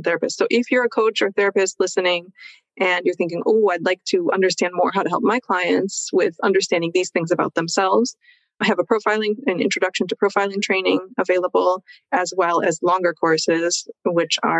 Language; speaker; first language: English; native; English